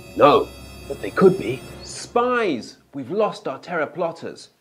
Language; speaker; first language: English; native; English